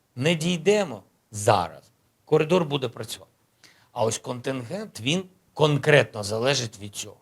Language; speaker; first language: Ukrainian; native; Ukrainian